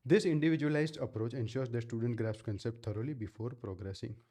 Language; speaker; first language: English; non-native, local second language; Gujarati